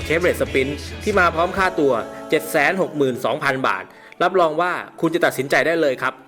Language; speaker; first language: Thai; native; Thai